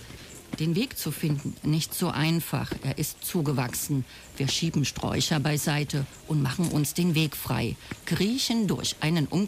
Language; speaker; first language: German; native; German